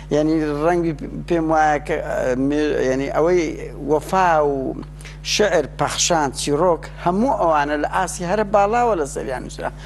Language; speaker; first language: Central Kurdish; native; Central Kurdish